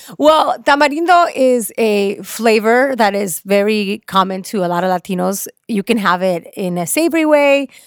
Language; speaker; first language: English; early bilingual, other home language; Spanish